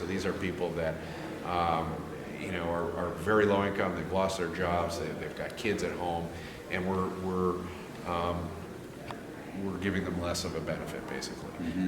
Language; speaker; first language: English; native; English